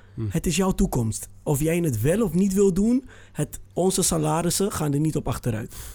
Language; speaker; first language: Dutch; early bilingual, other home language; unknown